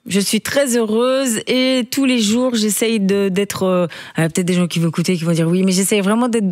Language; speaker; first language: French; native; French